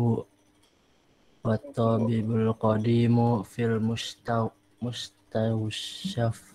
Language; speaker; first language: Arabic; non-native, learner; Indonesian